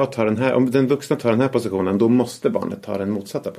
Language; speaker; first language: Swedish; native; Swedish